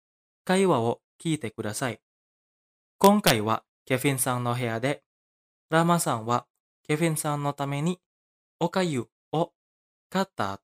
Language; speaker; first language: Japanese; non-native, fluent; Indonesian